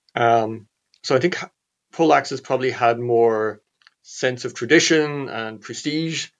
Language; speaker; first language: English; native; English